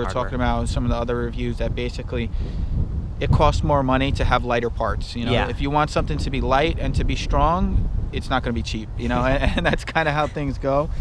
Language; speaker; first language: English; native; English